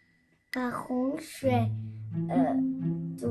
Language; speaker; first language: Chinese; early bilingual, heritage; Chinese